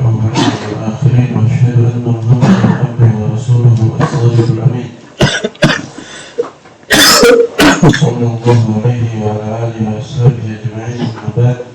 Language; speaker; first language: Arabic; non-native, fluent; Indonesian